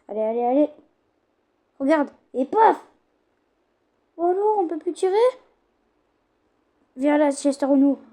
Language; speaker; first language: French; native; French